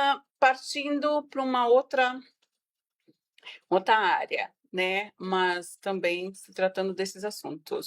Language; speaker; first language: Portuguese; native; Portuguese